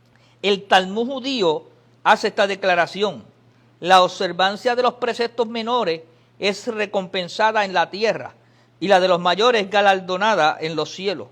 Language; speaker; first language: Spanish; native; Spanish